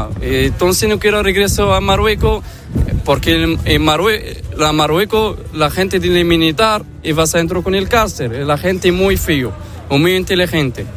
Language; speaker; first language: Spanish; non-native, learner; Arabic